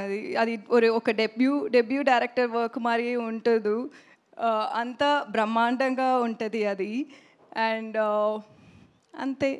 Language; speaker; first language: Telugu; non-native, learner; Tamil